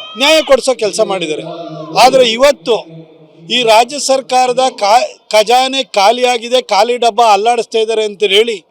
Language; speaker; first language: Kannada; native; Kannada